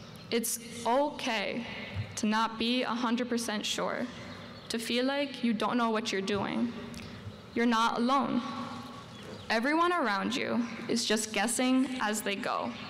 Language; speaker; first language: English; early bilingual, other home language; Spanish